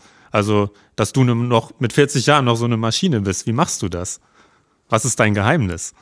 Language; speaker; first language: German; native; German